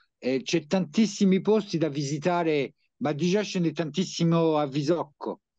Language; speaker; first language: Italian; early bilingual, heritage; French